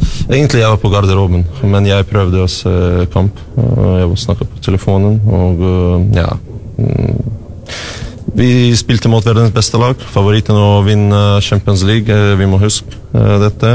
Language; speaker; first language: Norwegian; non-native, learner; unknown